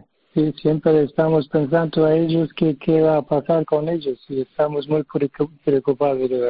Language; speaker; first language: Spanish; non-native, learner; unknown